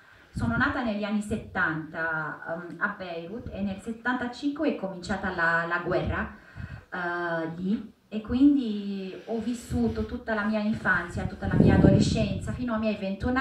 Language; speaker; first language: Italian; non-native, fluent; Arabic